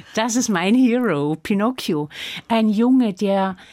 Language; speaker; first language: German; non-native, local second language; Swiss German